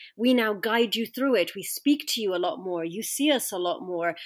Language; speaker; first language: English; native; English